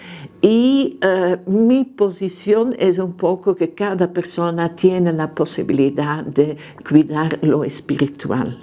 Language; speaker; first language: Spanish; non-native, fluent; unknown